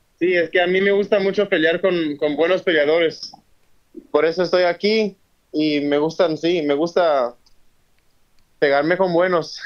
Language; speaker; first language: Spanish; early bilingual, heritage; Spanish